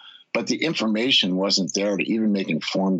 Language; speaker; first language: English; native; English